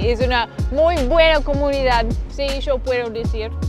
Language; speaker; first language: Spanish; non-native, learner; English